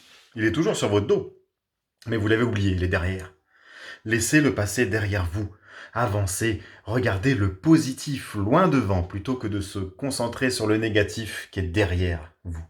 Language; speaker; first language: French; native; French